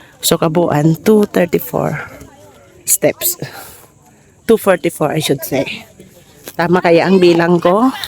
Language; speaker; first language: Filipino; native; Filipino